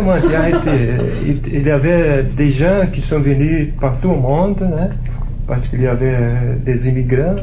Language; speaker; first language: French; non-native, fluent; Portuguese